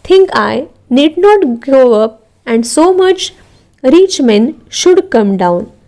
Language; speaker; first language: English; non-native, local second language; Marathi